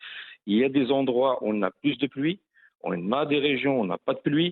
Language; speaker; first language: French; non-native, local second language; Arabic